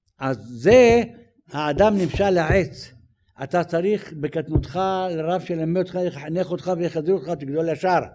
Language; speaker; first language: Hebrew; native; Hebrew